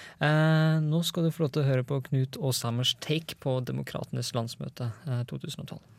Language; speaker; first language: Norwegian; native; Norwegian